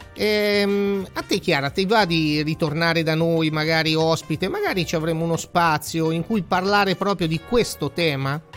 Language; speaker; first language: Italian; native; Italian